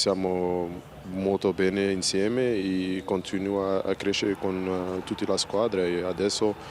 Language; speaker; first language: Italian; non-native, learner; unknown